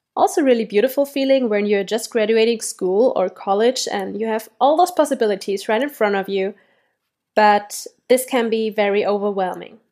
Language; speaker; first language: English; non-native, fluent; German